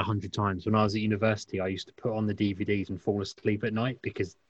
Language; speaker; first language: English; native; English